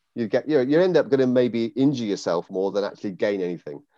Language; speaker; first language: English; native; English